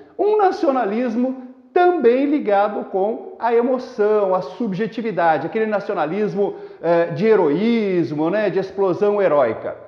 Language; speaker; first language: Portuguese; native; Portuguese